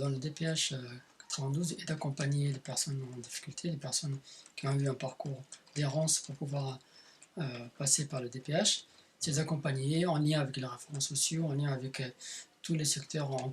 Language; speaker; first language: French; native; French